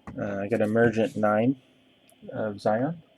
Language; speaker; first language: English; native; English